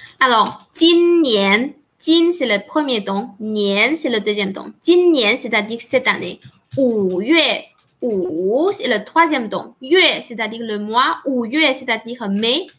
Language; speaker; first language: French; non-native, fluent; Chinese